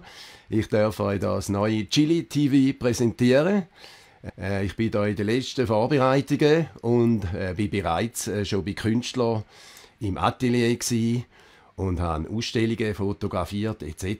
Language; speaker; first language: German; native; German